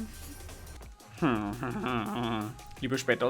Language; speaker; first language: German; native; German